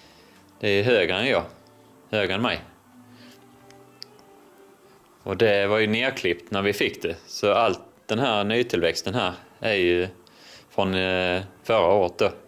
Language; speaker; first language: Swedish; native; Swedish